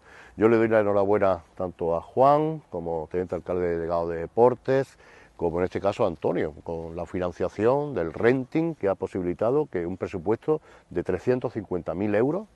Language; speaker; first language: Spanish; native; Spanish